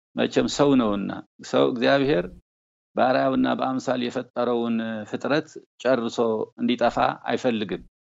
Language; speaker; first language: Amharic; native; Amharic